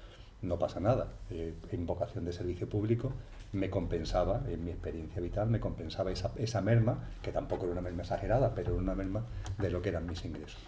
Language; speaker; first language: Spanish; native; Spanish